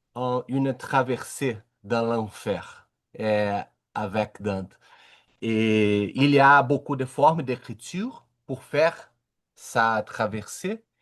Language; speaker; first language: French; non-native, learner; Portuguese